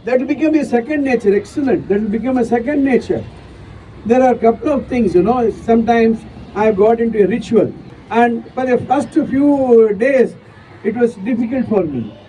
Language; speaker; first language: English; non-native, local second language; Tamil